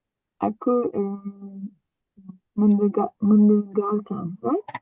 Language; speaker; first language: Indonesian; non-native, learner; Turkish